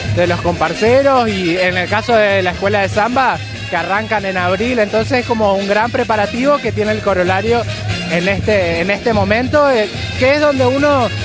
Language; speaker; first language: Spanish; native; Spanish